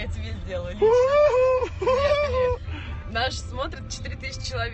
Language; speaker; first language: Russian; native; Russian